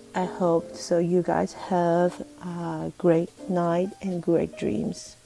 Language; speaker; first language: English; non-native, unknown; Japanese